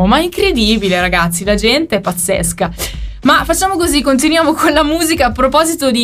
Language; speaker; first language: Italian; native; Italian